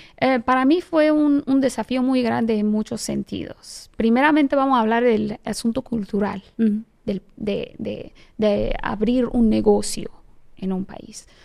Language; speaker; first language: Spanish; non-native, fluent; Persian